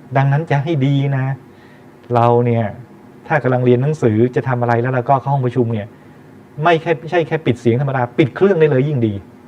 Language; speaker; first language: Thai; native; Thai